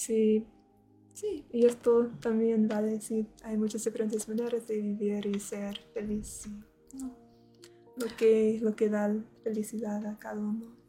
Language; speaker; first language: Spanish; non-native, learner; English